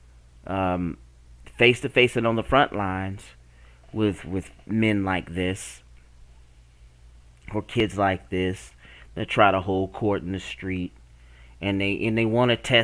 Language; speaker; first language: English; native; English